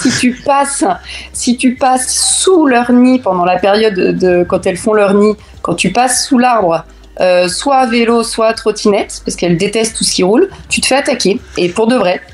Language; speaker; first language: French; native; French